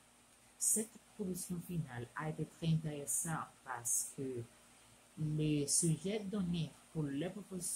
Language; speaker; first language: French; non-native, learner; Spanish